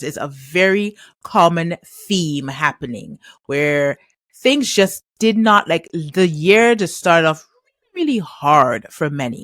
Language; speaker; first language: English; native; English